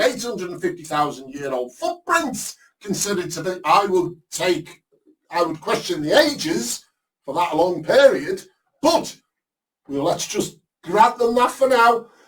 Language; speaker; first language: English; native; English